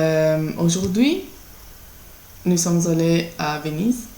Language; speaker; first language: French; non-native, learner; Italian